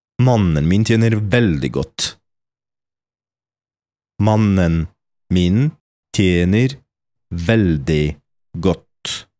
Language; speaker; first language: Norwegian; non-native, fluent; Polish